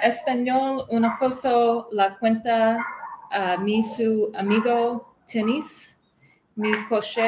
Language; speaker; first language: Spanish; non-native, learner; English